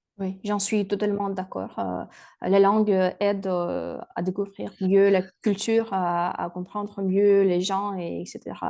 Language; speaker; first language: French; non-native, fluent; Russian